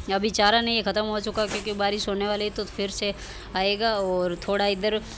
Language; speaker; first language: Hindi; native; Hindi